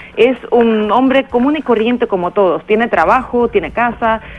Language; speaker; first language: Spanish; non-native, fluent; Swedish